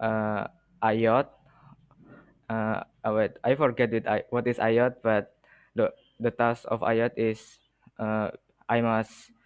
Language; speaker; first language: English; non-native, learner; Indonesian